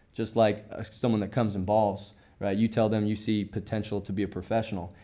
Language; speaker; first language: English; native; English